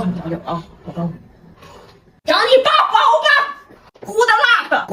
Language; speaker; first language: Chinese; native; Chinese